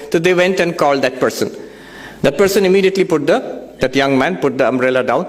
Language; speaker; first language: English; non-native, local second language; Bangla